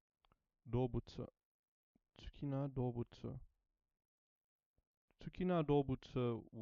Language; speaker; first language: Japanese; non-native, learner; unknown